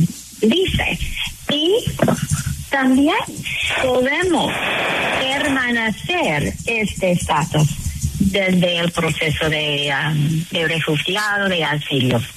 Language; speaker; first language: Spanish; non-native, fluent; English